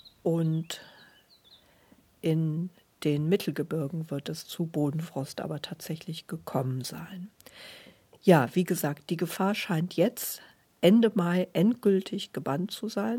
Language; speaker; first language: German; native; German